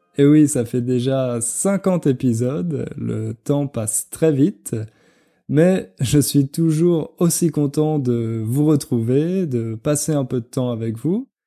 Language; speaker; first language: French; native; French